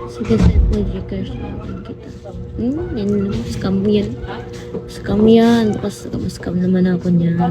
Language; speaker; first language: Filipino; non-native, local second language; Cebuano